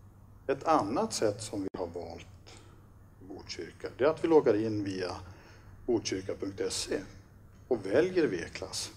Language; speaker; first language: Swedish; native; Swedish